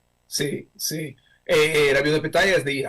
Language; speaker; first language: Spanish; native; Spanish